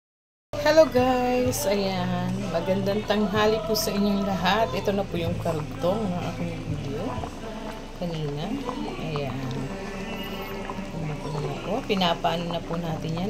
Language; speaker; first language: Filipino; non-native, local second language; Bikol